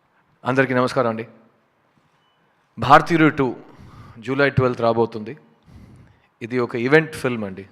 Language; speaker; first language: Telugu; native; Telugu